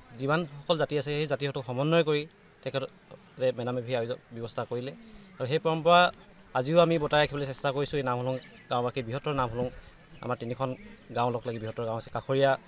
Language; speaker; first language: Assamese; native; Assamese